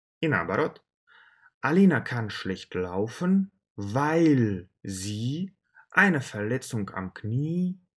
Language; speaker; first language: German; non-native, learner; Russian